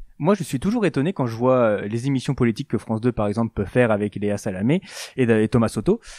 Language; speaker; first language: French; native; French